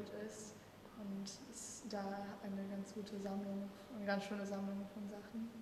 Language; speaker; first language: German; non-native, fluent; English